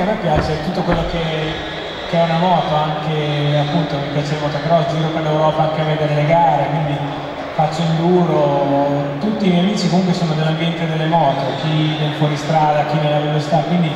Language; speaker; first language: Italian; native; Italian